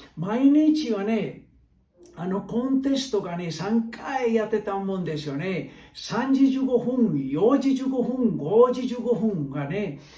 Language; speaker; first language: Japanese; non-native, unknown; Spanish